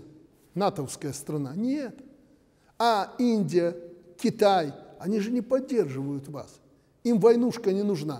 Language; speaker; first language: Russian; native; Russian